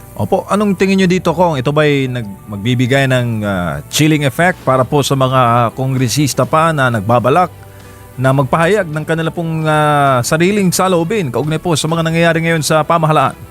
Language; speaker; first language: Filipino; native; Filipino